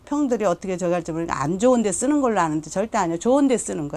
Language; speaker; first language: Korean; native; Korean